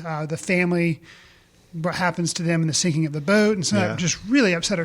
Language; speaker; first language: English; native; English